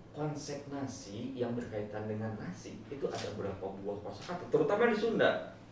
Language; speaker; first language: Indonesian; non-native, local second language; Sundanese